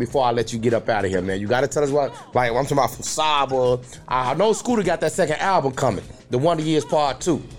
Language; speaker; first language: English; native; English